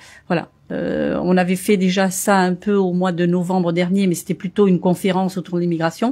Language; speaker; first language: French; early bilingual, other home language; Portuguese